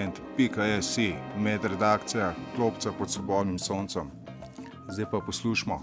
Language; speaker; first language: Slovenian; native; Slovenian